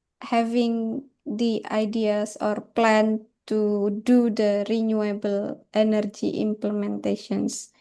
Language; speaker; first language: English; non-native, fluent; Indonesian